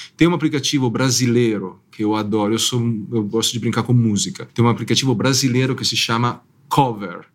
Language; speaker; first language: Portuguese; non-native, fluent; Italian